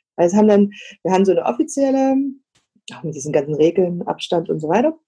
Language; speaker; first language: German; native; German